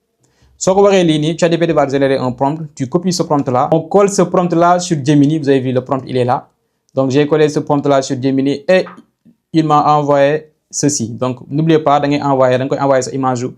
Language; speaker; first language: French; non-native, local second language; Wolof